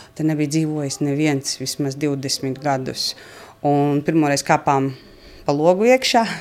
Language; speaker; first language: Latvian; native; Latvian